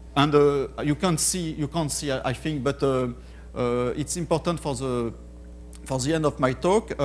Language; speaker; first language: English; non-native, fluent; French